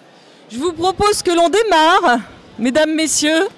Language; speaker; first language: French; native; French